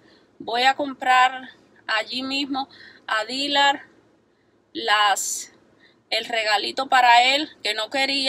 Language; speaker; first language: Spanish; native; Spanish